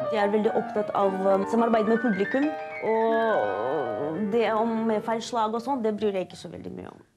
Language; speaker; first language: Norwegian; non-native, fluent; Russian